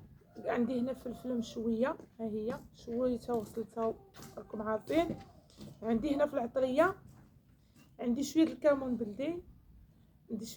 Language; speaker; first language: Arabic; native; Arabic